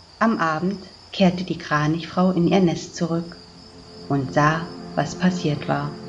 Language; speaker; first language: German; native; German